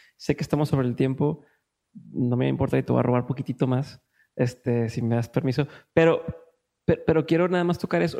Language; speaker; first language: Spanish; native; Spanish